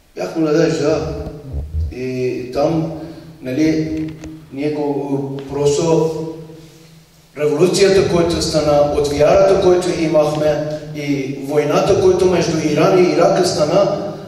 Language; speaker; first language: Bulgarian; non-native, learner; Persian